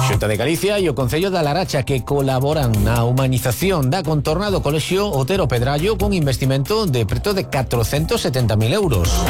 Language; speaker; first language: Galician; native; Galician